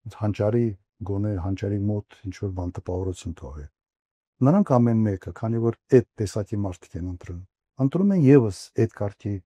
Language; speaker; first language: Armenian; native; Armenian